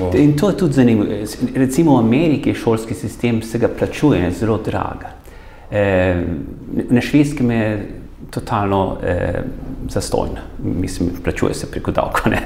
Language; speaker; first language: Slovenian; early bilingual, heritage; Slovenian